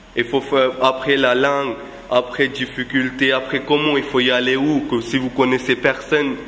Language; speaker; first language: French; non-native, fluent; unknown